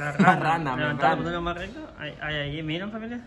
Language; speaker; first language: Spanish; native; Spanish